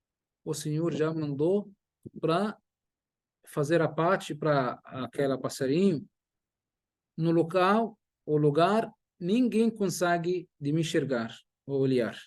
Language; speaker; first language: Portuguese; non-native, fluent; Arabic